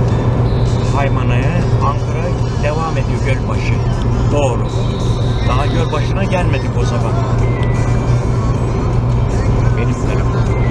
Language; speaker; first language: Turkish; native; Turkish